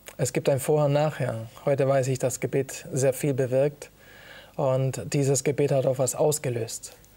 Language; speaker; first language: German; early bilingual, other home language; Italian